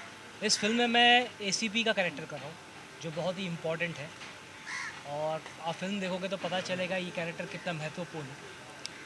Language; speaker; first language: Hindi; non-native, local second language; Bangla